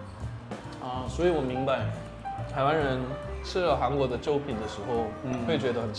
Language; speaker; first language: Chinese; non-native, fluent; Korean